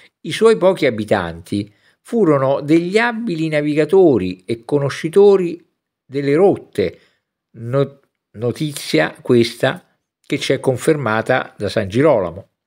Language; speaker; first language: Italian; native; Italian